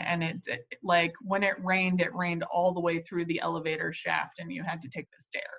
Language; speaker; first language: English; native; English